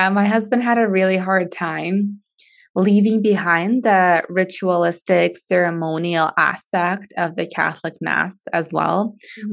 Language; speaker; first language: English; early bilingual, other home language; Russian